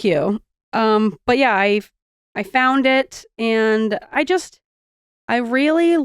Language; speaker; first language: English; native; English